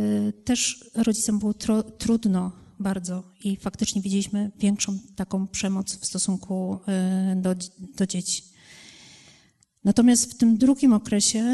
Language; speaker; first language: Polish; native; Polish